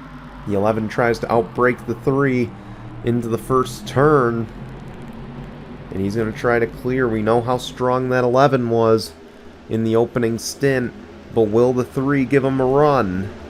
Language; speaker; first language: English; native; English